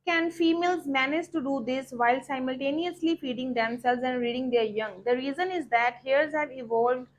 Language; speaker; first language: English; non-native, local second language; Punjabi